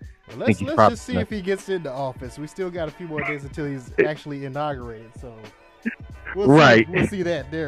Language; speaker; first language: English; native; English